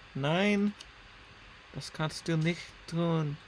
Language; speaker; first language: German; non-native, learner; English